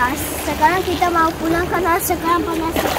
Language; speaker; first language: Indonesian; early bilingual, heritage; Indonesian